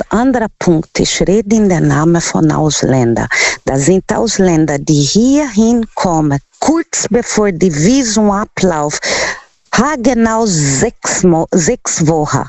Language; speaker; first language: German; non-native, learner; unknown